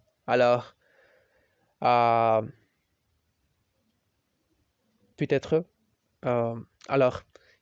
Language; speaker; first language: French; non-native, learner; Spanish